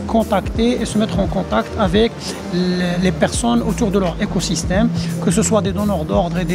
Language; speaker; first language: French; non-native, local second language; Arabic